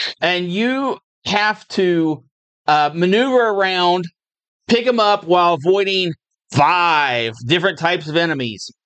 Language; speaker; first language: English; native; English